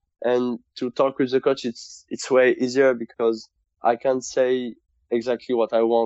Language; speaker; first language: English; non-native, fluent; French